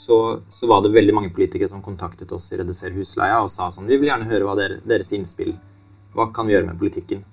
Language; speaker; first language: Norwegian; native; Norwegian